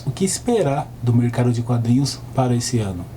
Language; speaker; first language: Portuguese; native; Portuguese